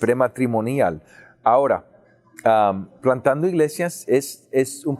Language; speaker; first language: Spanish; early bilingual, heritage; English